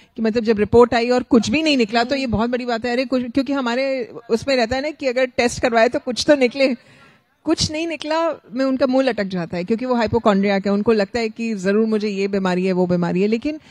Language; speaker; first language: Hindi; native; Hindi